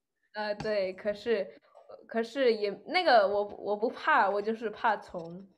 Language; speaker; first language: Chinese; early bilingual, other home language; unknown